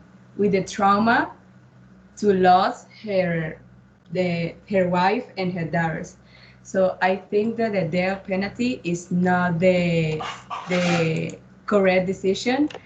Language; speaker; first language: English; non-native, learner; Spanish